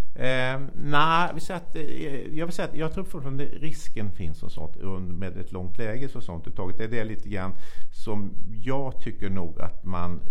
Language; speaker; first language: Swedish; native; Swedish